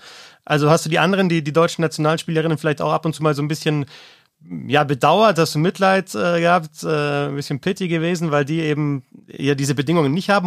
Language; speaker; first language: German; native; German